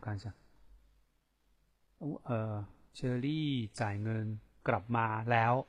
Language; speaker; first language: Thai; non-native, fluent; Chinese